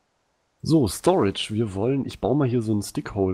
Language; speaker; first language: German; native; German